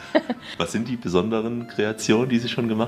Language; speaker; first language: German; native; German